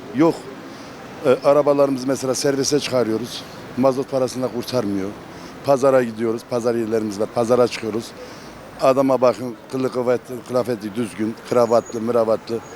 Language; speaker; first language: Turkish; non-native, local second language; Kurdish